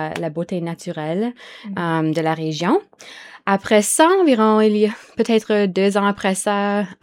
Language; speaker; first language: French; native; French